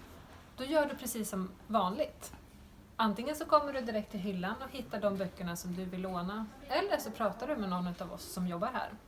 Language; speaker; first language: Swedish; native; Swedish